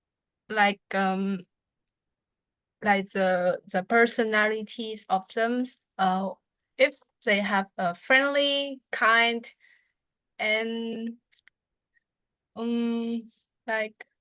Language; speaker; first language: English; non-native, learner; Vietnamese